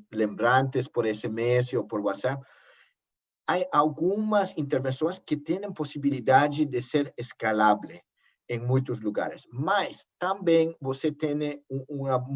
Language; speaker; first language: Portuguese; non-native, learner; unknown